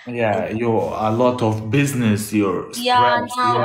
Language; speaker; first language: English; non-native, learner; Albanian